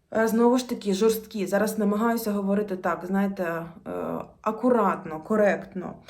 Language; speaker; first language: Ukrainian; non-native, local second language; Russian